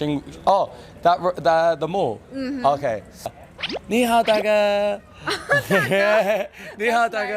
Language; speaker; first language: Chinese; non-native, learner; English